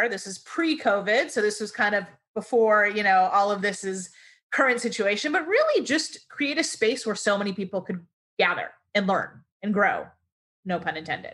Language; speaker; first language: English; native; English